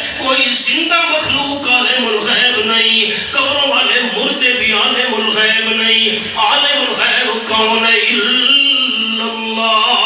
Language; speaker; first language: Urdu; non-native, local second language; Pashto